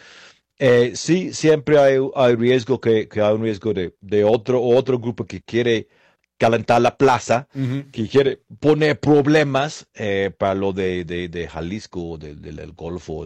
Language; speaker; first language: Spanish; non-native, fluent; English